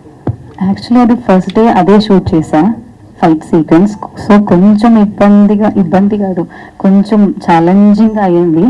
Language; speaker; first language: Telugu; non-native, learner; Malayalam